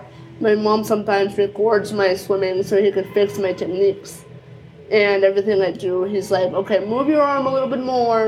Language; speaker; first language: English; early bilingual, other home language; Spanish